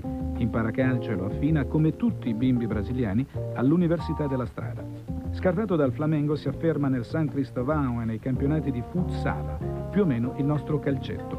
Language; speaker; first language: Italian; native; Italian